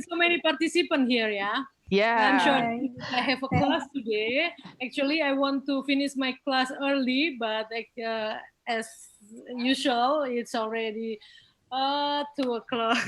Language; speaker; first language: English; non-native, learner; Indonesian